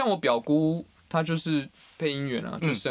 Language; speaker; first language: Chinese; native; Chinese